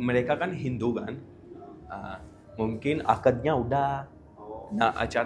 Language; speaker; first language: Indonesian; non-native, fluent; Urdu